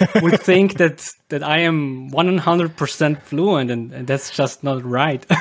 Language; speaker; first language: English; non-native, fluent; German